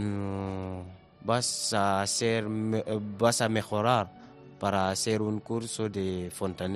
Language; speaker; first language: Spanish; non-native, learner; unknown